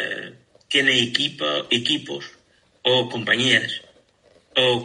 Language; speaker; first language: Spanish; non-native, fluent; Portuguese